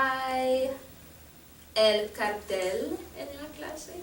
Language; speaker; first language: Spanish; non-native, fluent; English